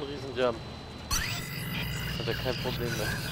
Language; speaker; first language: German; native; German